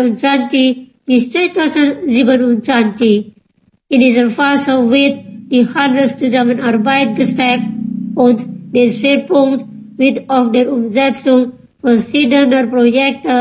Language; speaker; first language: German; non-native, fluent; Indonesian